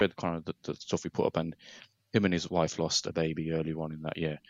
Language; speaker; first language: English; native; English